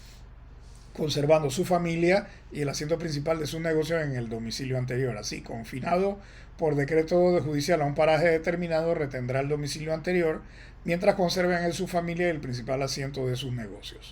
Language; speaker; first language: Spanish; native; Spanish